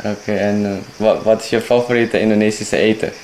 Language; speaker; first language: Dutch; non-native, fluent; Indonesian